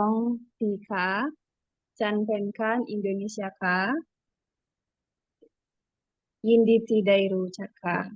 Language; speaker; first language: Thai; non-native, learner; Indonesian